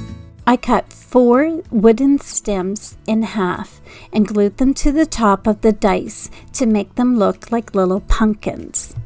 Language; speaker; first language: English; native; English